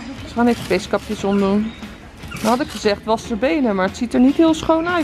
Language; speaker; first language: Dutch; native; Dutch